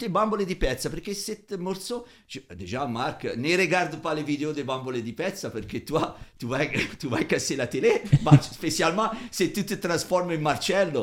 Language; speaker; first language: French; non-native, fluent; Italian